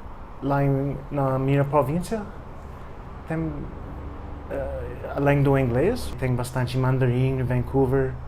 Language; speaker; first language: Portuguese; non-native, fluent; English